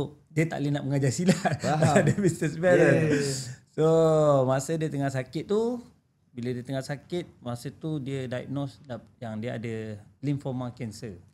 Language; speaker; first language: Malay; native; Malay